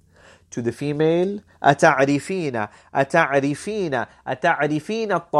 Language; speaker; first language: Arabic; non-native, fluent; English